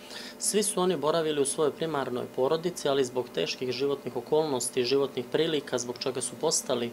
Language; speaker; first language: Serbian; native; Serbian